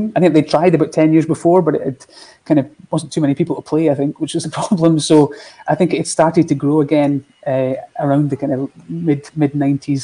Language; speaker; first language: English; native; English